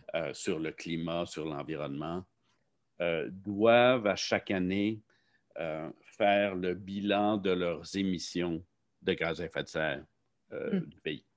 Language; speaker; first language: French; native; French